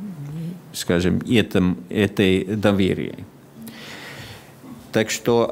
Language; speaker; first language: Russian; non-native, fluent; Finnish